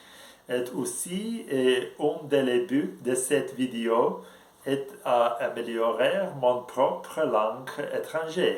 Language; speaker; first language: French; non-native, learner; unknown